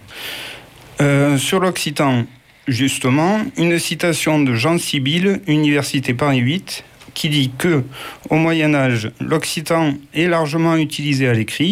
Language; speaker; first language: French; native; French